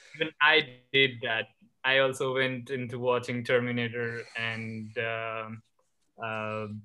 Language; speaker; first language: English; non-native, local second language; Gujarati